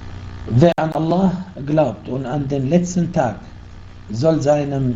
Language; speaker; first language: German; non-native, fluent; Arabic